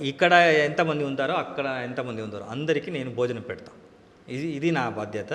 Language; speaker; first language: Telugu; non-native, local second language; Kannada